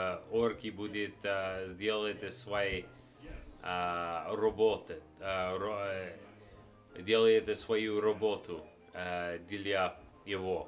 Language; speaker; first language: Russian; non-native, learner; English